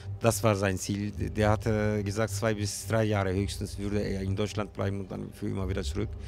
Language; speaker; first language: German; early bilingual, other home language; Turkish